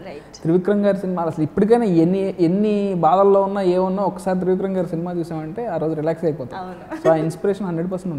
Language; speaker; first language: Telugu; native; Telugu